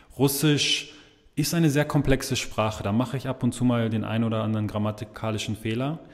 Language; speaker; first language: German; native; German